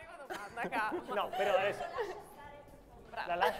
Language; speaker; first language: Italian; native; Italian